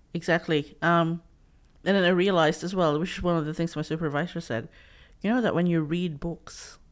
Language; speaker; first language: English; non-native, local second language; Cebuano